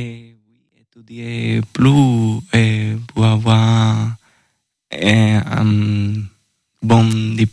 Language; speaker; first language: French; non-native, learner; Spanish